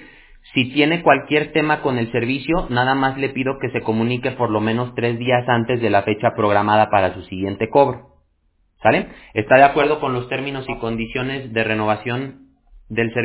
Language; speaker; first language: Spanish; native; Spanish